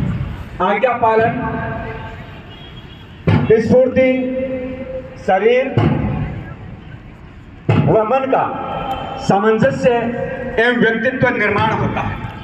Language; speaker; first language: Hindi; native; Hindi